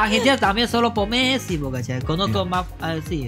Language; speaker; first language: Spanish; non-native, learner; Chinese